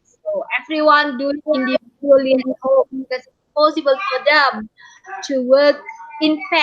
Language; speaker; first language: English; non-native, fluent; Indonesian